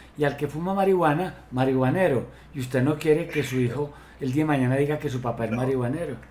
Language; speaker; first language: Spanish; native; Spanish